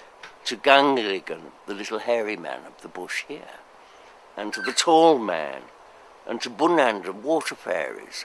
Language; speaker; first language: English; native; English